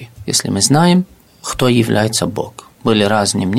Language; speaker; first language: Russian; non-native, fluent; Arabic